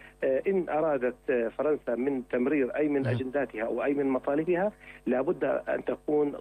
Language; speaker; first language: Arabic; native; Arabic